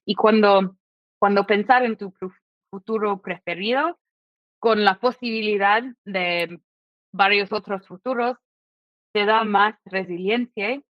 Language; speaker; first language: Spanish; non-native, fluent; English